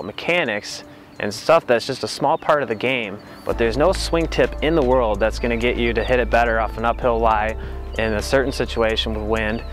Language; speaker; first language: English; native; English